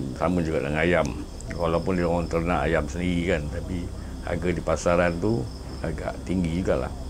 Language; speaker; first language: Malay; native; Malay